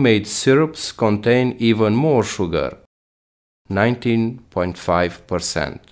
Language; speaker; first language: English; non-native, fluent; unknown